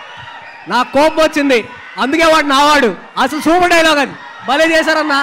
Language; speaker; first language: Telugu; native; Telugu